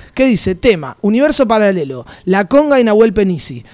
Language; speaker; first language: Spanish; native; Spanish